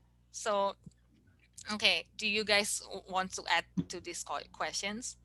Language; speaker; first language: English; non-native, fluent; Indonesian